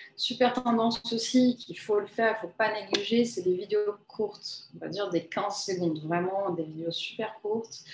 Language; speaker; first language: French; non-native, fluent; Portuguese